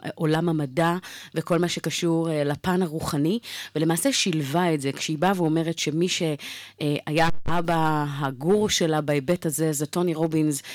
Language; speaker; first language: Hebrew; native; Hebrew